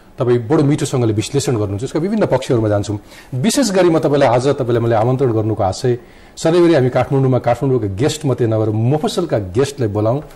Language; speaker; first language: Nepali; native; Nepali